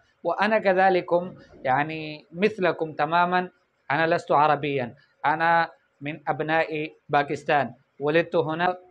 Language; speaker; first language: Arabic; non-native, fluent; Urdu